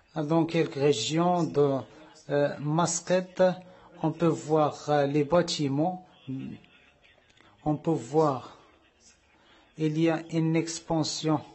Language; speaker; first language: French; non-native, learner; Arabic